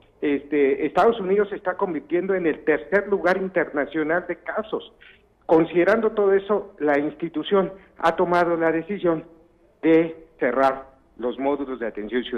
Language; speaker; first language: Spanish; native; Spanish